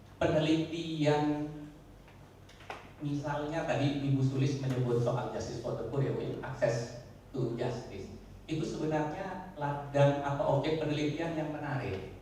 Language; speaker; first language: Indonesian; native; Indonesian